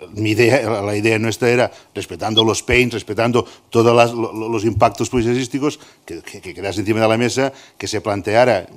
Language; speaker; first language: Spanish; non-native, local second language; Catalan